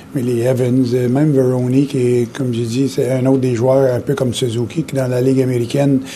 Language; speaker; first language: French; native; French